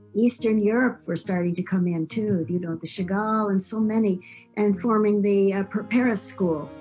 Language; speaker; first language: English; native; English